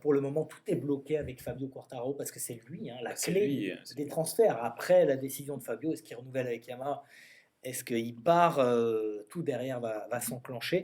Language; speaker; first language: French; native; French